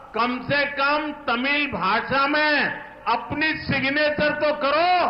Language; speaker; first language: Hindi; non-native, local second language; Gujarati